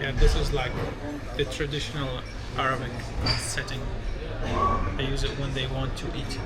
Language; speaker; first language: English; non-native, fluent; Arabic